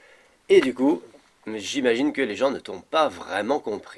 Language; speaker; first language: French; native; French